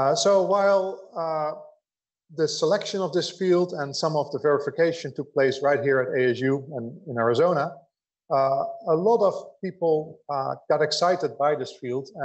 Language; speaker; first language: English; non-native, fluent; Dutch